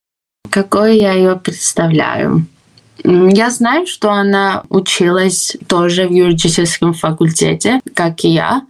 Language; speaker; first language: Russian; non-native, fluent; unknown